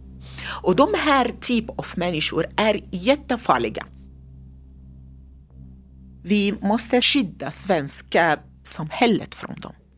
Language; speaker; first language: Swedish; non-native, learner; Arabic